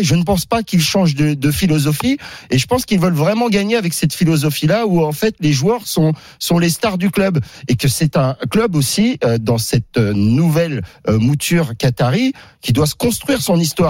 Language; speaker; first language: French; native; French